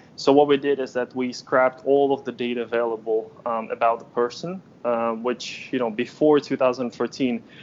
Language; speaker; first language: English; non-native, fluent; Ukrainian